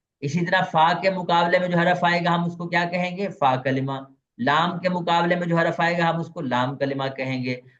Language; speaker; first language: Urdu; non-native, local second language; Punjabi